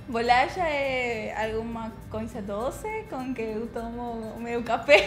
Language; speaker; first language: Portuguese; non-native, learner; Spanish